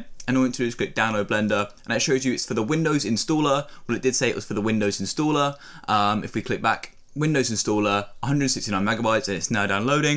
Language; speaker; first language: English; native; English